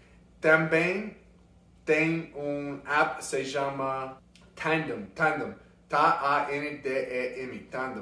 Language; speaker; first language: Portuguese; non-native, learner; English